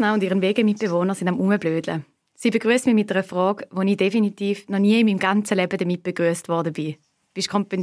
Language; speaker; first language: German; native; German